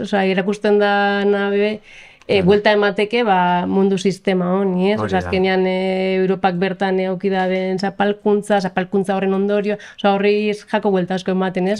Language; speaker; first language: Basque; native; Basque